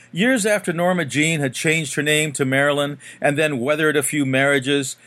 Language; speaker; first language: English; native; English